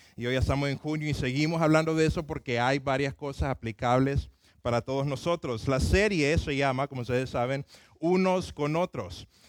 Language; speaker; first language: Spanish; early bilingual, other home language; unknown